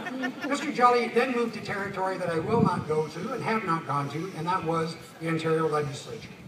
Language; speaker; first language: English; native; English